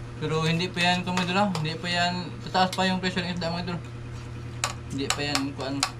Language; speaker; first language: Filipino; non-native, local second language; Cebuano